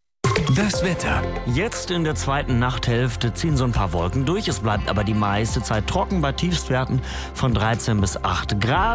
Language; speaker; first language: German; native; German